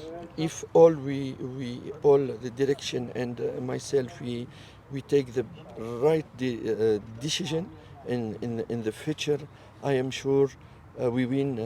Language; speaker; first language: English; non-native, learner; French